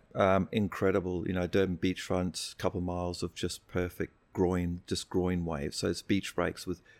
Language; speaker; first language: English; native; English